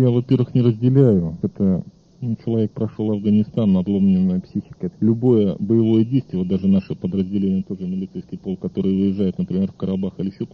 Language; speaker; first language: Russian; native; Russian